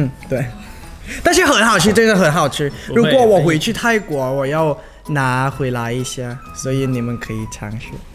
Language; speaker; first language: Chinese; non-native, learner; Thai